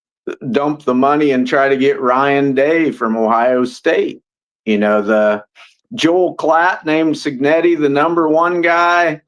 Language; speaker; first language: English; native; English